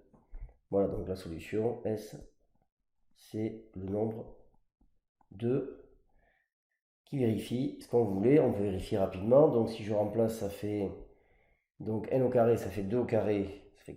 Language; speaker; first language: French; native; French